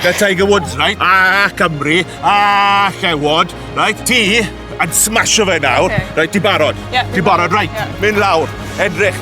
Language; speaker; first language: Welsh; non-native, local second language; English